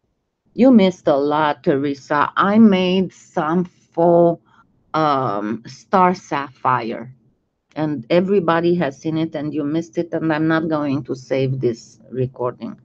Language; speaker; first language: English; non-native, fluent; French